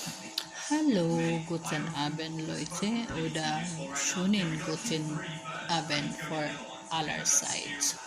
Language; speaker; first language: German; non-native, learner; Filipino